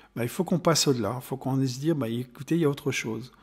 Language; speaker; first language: French; non-native, fluent; German